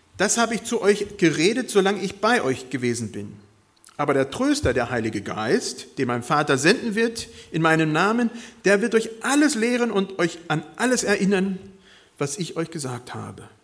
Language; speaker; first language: German; native; German